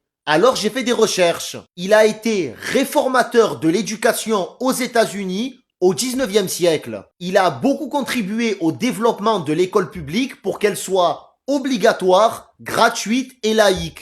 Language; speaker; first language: French; native; French